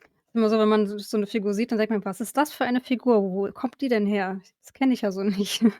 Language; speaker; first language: German; native; German